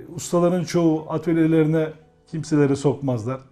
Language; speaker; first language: Turkish; native; Turkish